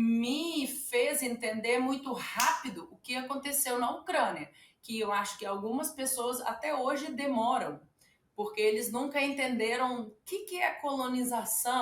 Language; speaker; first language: Portuguese; non-native, fluent; Ukrainian